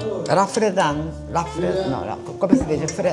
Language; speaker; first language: Italian; non-native, fluent; Korean